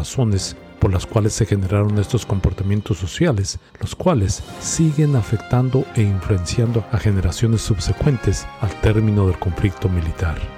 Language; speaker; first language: Spanish; native; Spanish